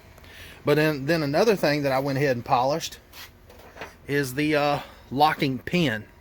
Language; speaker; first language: English; native; English